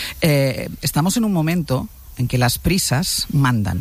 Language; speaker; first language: Spanish; native; Spanish